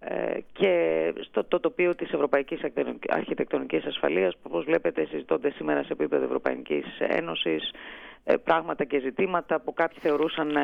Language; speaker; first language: Greek; native; Greek